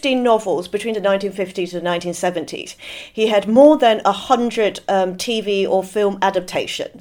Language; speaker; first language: English; non-native, local second language; Cantonese